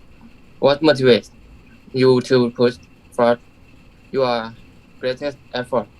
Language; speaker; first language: English; non-native, learner; Thai